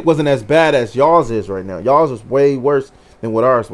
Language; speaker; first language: English; native; English